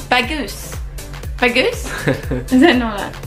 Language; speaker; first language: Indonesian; non-native, learner; English